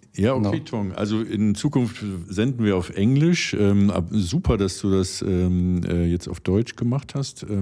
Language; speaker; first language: German; native; German